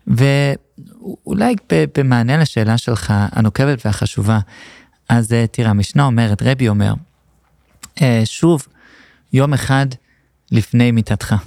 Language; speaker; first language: Hebrew; non-native, fluent; English